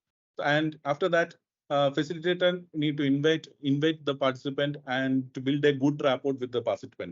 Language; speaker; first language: English; non-native, local second language; Malayalam